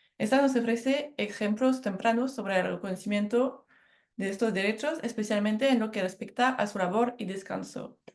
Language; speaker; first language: Spanish; non-native, fluent; French